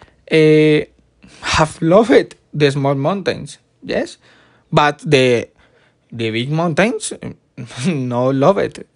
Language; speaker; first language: English; non-native, learner; Spanish